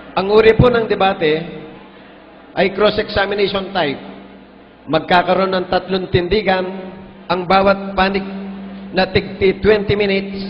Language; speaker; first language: Filipino; native; Filipino